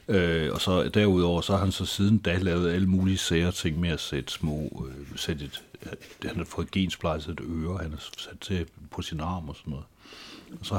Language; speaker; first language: Danish; native; Danish